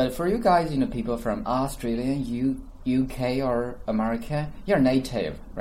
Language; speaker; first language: English; non-native, fluent; Chinese